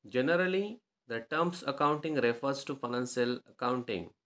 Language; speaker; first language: English; non-native, local second language; Marathi